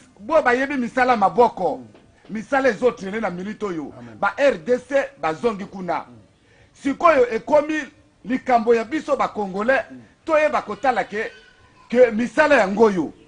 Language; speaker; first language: Lingala; native; Lingala